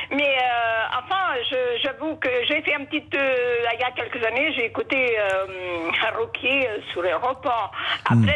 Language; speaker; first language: French; non-native, fluent; Portuguese